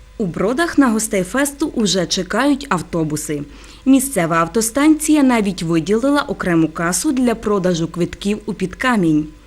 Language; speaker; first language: Ukrainian; native; Ukrainian